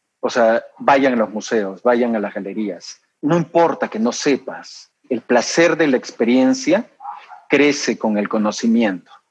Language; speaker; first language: Spanish; native; Spanish